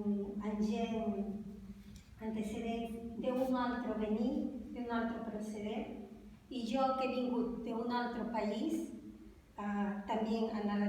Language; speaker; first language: Catalan; non-native, fluent; Spanish